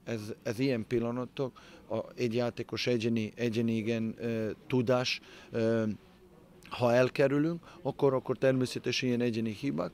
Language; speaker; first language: Hungarian; non-native, fluent; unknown